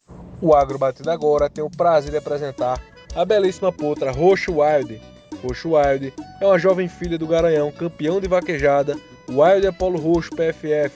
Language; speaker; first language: Portuguese; native; Portuguese